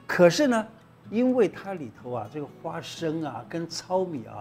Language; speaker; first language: Chinese; native; Chinese